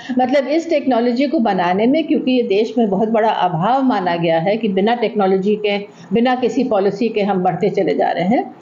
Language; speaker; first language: Hindi; native; Hindi